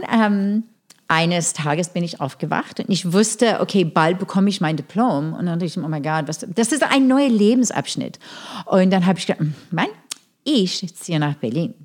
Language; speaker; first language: German; non-native, fluent; English